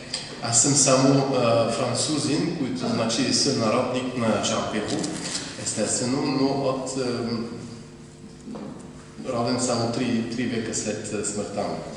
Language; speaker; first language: Bulgarian; non-native, fluent; French